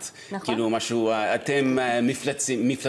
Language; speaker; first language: Hebrew; non-native, fluent; English